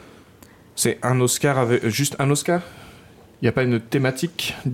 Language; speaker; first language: French; native; French